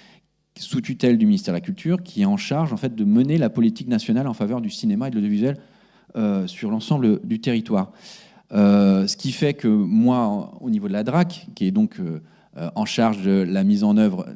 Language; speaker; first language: French; native; French